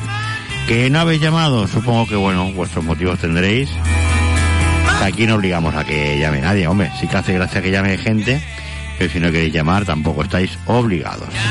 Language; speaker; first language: Spanish; native; Spanish